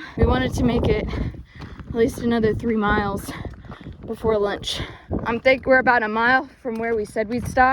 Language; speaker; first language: English; native; English